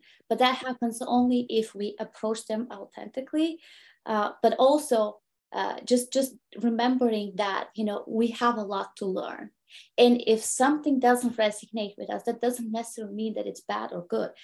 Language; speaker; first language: English; non-native, fluent; Bulgarian